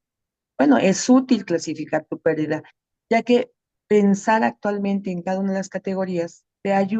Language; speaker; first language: Spanish; native; Spanish